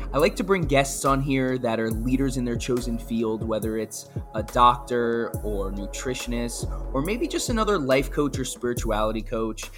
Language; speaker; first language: English; native; English